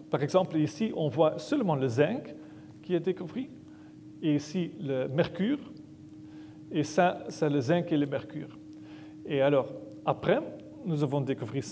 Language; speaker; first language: French; non-native, learner; Dutch